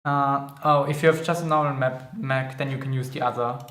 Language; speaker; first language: English; non-native, fluent; German